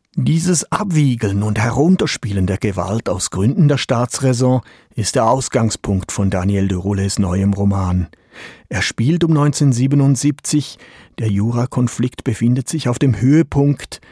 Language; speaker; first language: German; native; German